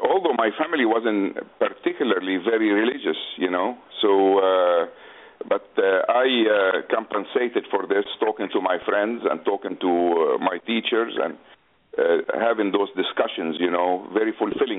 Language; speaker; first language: English; non-native, fluent; Arabic